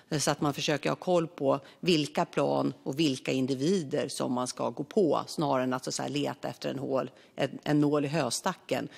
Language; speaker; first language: Swedish; native; Swedish